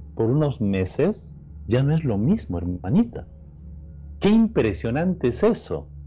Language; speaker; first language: Spanish; native; Spanish